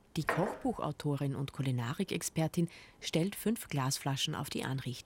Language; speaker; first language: German; native; German